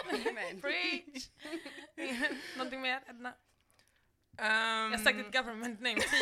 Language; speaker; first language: Swedish; native; Swedish